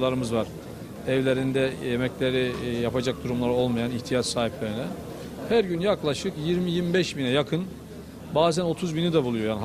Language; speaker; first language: Turkish; native; Turkish